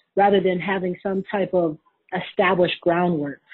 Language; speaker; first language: English; native; English